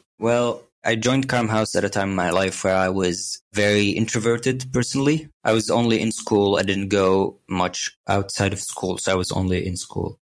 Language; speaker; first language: English; non-native, fluent; Arabic